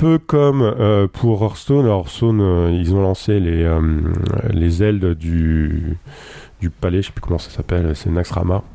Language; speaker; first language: French; native; French